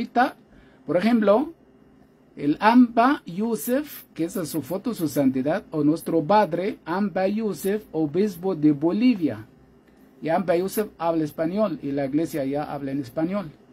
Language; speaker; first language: Spanish; non-native, fluent; Arabic